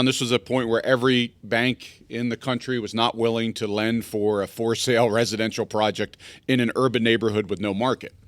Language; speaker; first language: English; native; English